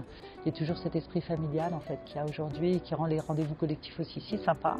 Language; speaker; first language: French; native; French